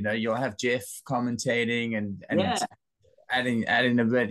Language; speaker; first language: English; native; English